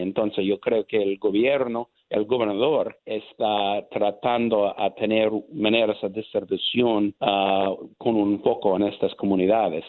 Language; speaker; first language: Spanish; non-native, learner; English